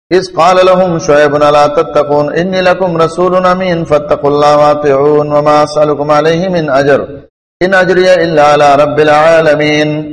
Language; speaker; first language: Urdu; non-native, local second language; Pashto